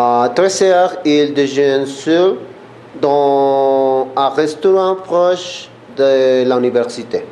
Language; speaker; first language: French; non-native, learner; Spanish